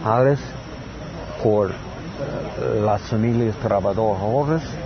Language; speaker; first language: Spanish; non-native, learner; English